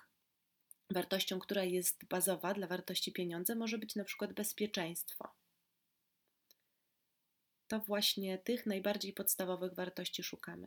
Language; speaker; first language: Polish; native; Polish